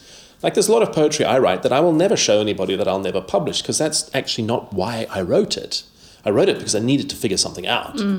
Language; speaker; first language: English; native; English